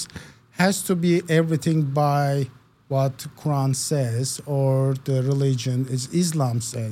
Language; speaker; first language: English; non-native, fluent; Turkish